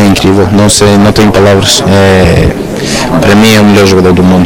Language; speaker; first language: Portuguese; non-native, learner; Norwegian